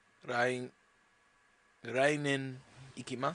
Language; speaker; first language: Japanese; non-native, learner; English